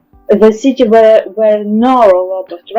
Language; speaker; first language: English; non-native, learner; Russian